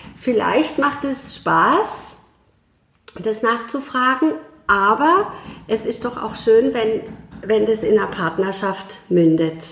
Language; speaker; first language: German; native; German